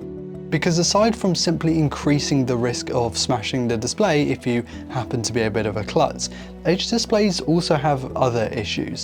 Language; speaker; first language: English; native; English